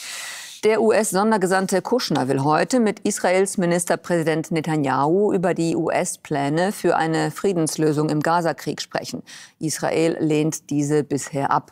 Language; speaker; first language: German; native; German